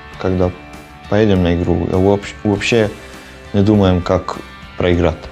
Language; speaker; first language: Russian; non-native, learner; Serbian